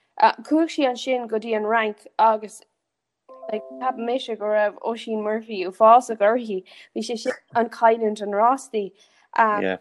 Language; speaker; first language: Irish; non-native, local second language; English